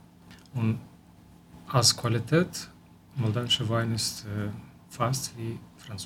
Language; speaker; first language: German; non-native, local second language; Romanian